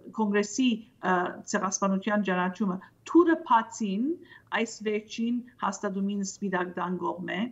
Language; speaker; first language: Armenian; early bilingual, heritage; Armenian